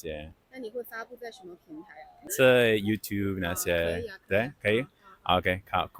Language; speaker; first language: Chinese; non-native, learner; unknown